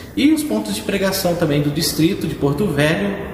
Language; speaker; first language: Portuguese; native; Portuguese